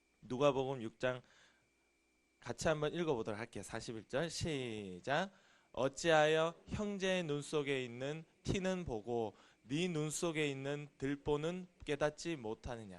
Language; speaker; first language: Korean; native; Korean